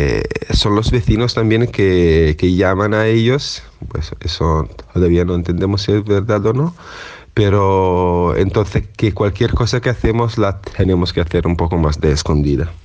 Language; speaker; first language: Spanish; non-native, fluent; Italian